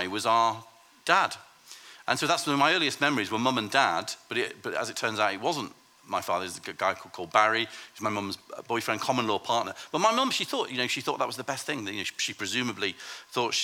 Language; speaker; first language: English; native; English